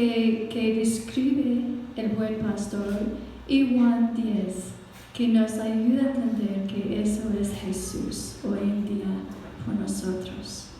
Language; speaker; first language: Spanish; non-native, fluent; English